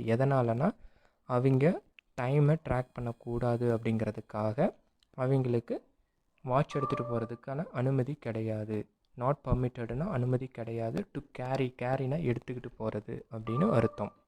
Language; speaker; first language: Tamil; native; Tamil